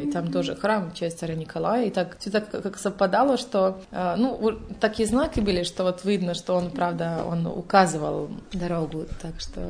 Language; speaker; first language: Russian; non-native, fluent; Serbian